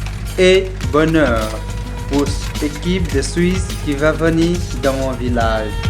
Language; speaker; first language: French; non-native, learner; Sherpa